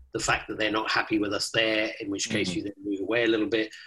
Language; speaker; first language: English; native; English